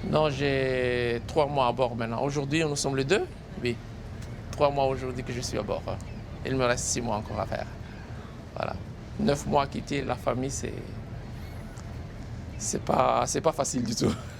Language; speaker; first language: French; non-native, local second language; Malagasy